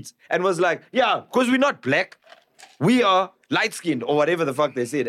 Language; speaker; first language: English; non-native, local second language; Zulu